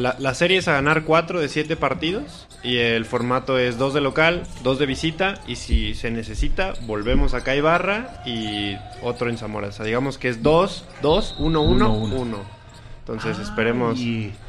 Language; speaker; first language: Spanish; native; Spanish